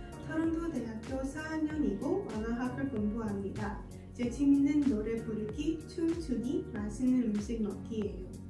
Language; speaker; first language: Korean; non-native, learner; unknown